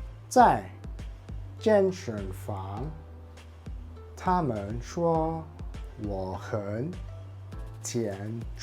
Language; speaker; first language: Chinese; non-native, learner; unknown